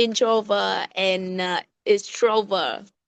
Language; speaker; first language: English; non-native, learner; Vietnamese